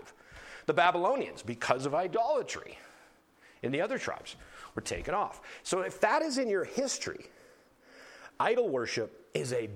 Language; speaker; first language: English; native; English